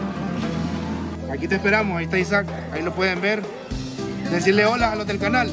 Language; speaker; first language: Spanish; native; Spanish